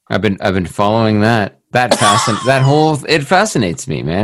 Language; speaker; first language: English; native; English